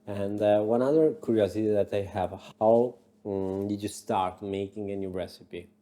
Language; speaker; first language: English; non-native, learner; Italian